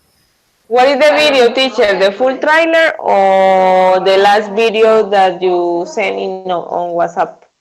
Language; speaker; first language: English; non-native, learner; Spanish